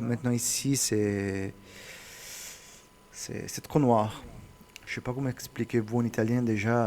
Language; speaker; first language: French; non-native, learner; Italian